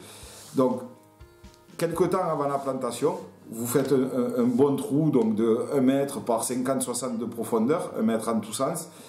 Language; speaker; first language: French; native; French